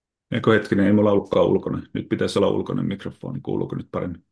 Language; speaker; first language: Finnish; native; Finnish